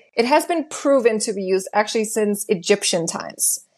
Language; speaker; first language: English; non-native, fluent; German